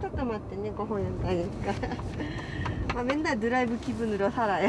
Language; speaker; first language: Korean; non-native, fluent; Japanese